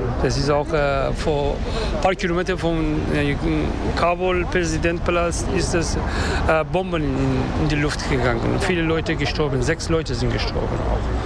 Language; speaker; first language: German; non-native, learner; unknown